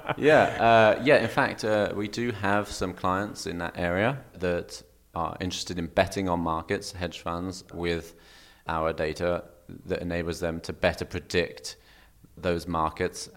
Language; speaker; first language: English; native; English